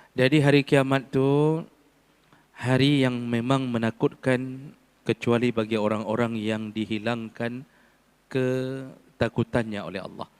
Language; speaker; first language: Malay; non-native, local second language; Achinese